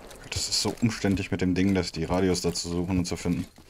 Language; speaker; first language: German; native; German